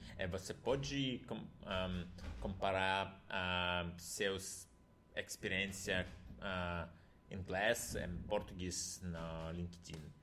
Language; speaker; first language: Portuguese; non-native, learner; Russian